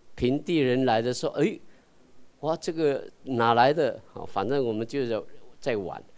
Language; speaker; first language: Chinese; native; Chinese